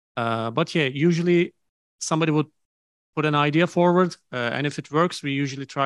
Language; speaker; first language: English; non-native, fluent; Turkish